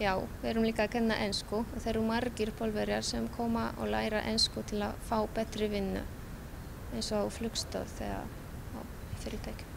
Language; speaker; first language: Icelandic; non-native, fluent; Polish